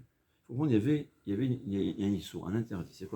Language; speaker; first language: French; native; French